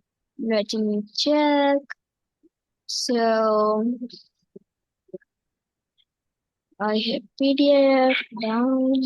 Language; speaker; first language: English; non-native, local second language; Urdu